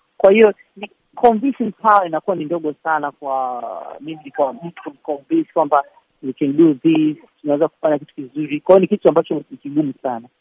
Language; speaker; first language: Swahili; native; Swahili